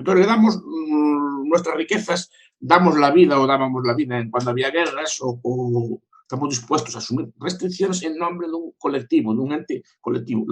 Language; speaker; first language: Spanish; native; Spanish